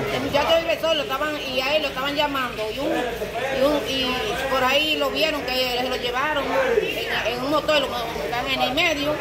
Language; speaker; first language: Spanish; native; Spanish